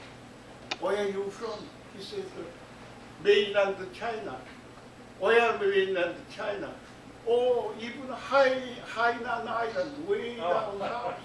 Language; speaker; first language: English; non-native, learner; Korean